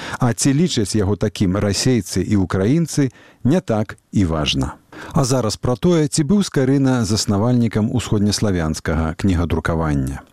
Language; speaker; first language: Belarusian; native; Belarusian